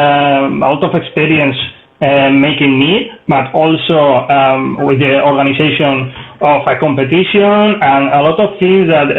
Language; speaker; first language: English; non-native, learner; Spanish